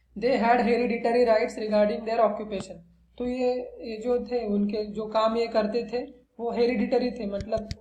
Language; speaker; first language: Hindi; non-native, local second language; Marathi